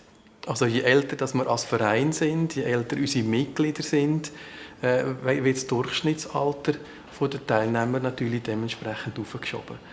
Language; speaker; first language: German; native; German